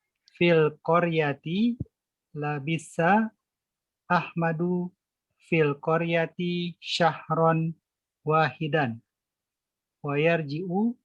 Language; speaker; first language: Arabic; non-native, learner; Indonesian